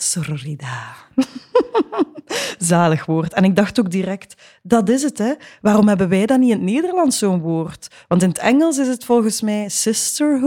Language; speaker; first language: Dutch; native; Dutch